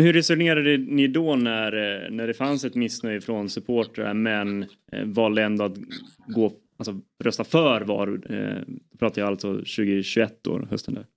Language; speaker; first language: Swedish; native; Swedish